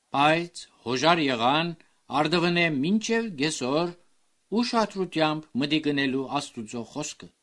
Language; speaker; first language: Armenian; early bilingual, heritage; Armenian